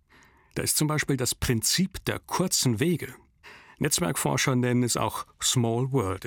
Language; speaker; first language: German; native; German